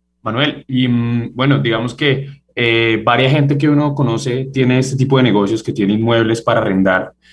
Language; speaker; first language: Spanish; native; Spanish